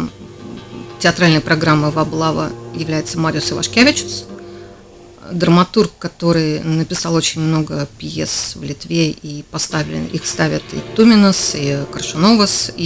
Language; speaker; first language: Russian; native; Russian